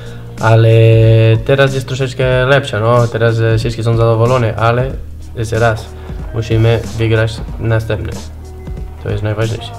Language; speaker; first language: Polish; non-native, learner; Spanish